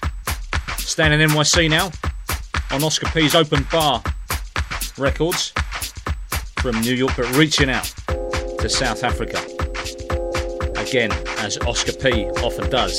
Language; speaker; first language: English; native; English